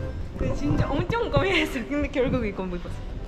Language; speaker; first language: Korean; non-native, fluent; Japanese